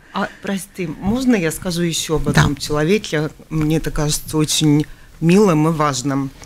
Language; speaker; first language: Russian; native; Russian